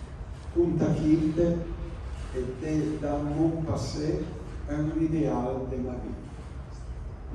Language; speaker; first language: French; non-native, learner; Italian